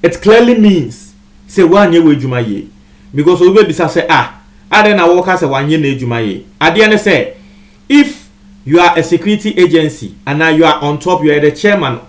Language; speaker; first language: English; non-native, local second language; Akan